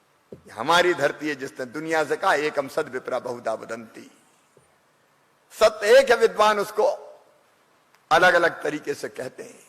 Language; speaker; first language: Hindi; native; Hindi